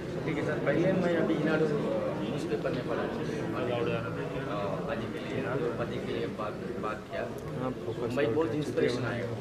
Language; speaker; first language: Hindi; non-native, local second language; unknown